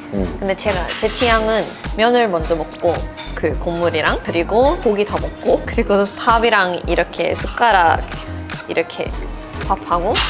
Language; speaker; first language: Korean; non-native, fluent; Swedish